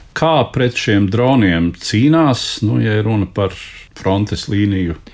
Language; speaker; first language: Latvian; native; Latvian